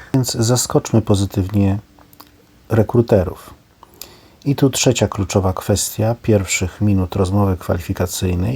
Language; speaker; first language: Polish; native; Polish